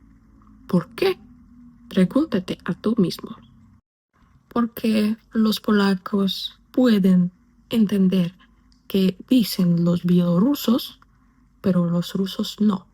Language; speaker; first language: Spanish; non-native, fluent; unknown